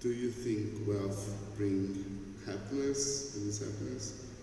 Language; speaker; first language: English; non-native, fluent; Portuguese